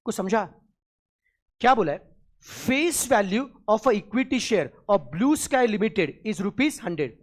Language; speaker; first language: Hindi; non-native, local second language; Marathi